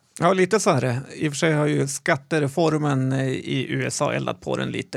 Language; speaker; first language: Swedish; native; Swedish